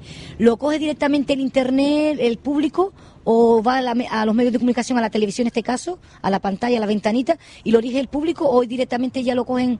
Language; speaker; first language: Spanish; native; Spanish